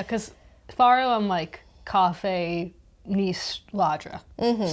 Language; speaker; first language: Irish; non-native, learner; English